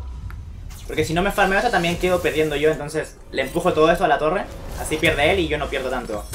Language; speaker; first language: Spanish; native; Spanish